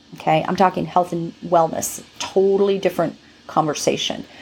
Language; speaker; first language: English; native; English